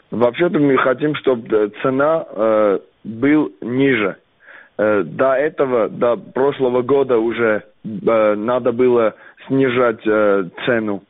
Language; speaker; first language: Russian; non-native, learner; Armenian